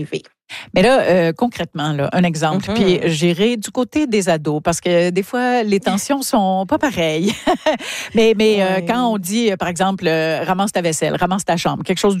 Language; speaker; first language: French; native; French